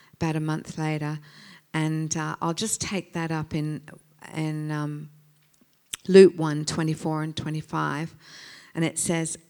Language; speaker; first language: English; native; English